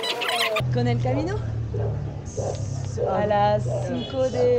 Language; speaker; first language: Spanish; non-native, learner; French